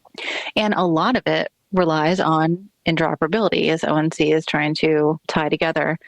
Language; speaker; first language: English; native; English